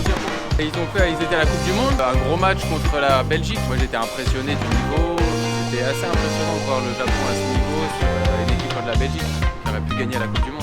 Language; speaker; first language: French; native; French